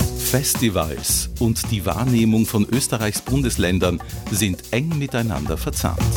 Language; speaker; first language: German; native; German